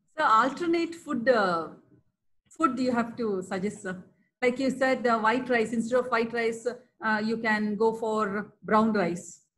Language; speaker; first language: English; non-native, local second language; Kannada